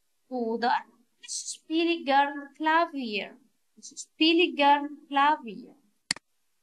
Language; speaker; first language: German; non-native, learner; Arabic